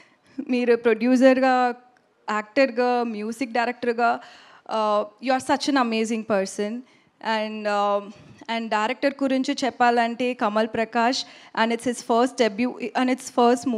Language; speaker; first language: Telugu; non-native, learner; Tamil